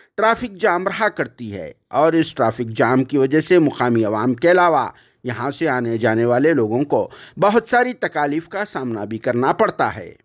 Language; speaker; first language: Hindi; non-native, local second language; Urdu